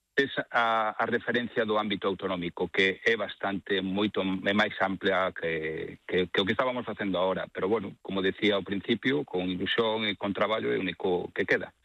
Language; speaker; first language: Galician; non-native, local second language; Spanish